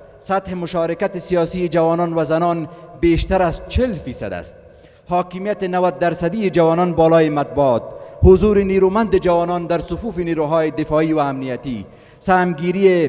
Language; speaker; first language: Persian; native; Persian